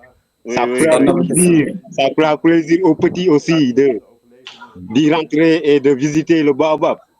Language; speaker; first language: French; non-native, local second language; Wolof